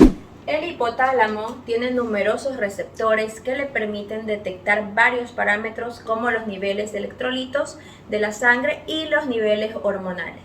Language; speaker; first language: Spanish; native; Spanish